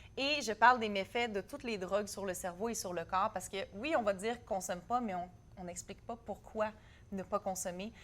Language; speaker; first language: French; native; French